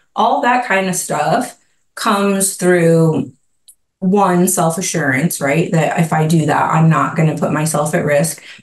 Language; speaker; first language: English; native; English